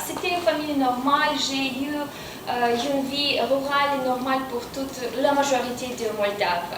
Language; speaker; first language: French; non-native, fluent; Romanian